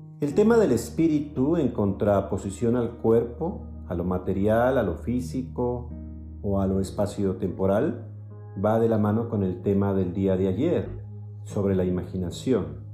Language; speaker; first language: Spanish; native; Spanish